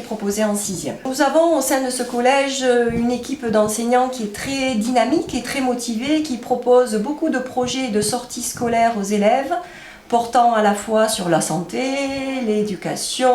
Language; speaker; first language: French; native; French